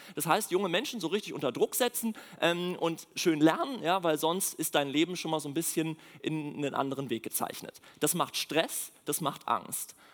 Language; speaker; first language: German; native; German